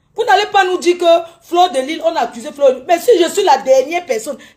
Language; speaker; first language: French; native; French